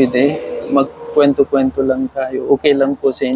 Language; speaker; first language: Filipino; non-native, learner; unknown